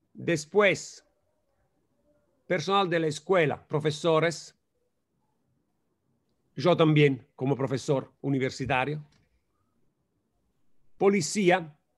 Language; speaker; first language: Spanish; non-native, fluent; Italian